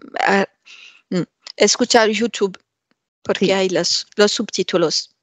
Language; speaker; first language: Spanish; non-native, learner; French